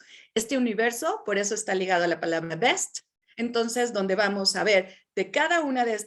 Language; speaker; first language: Spanish; native; Spanish